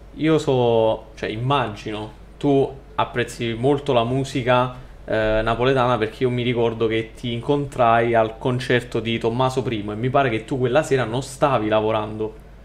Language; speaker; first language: Italian; native; Italian